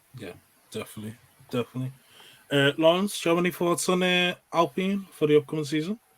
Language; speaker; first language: English; native; English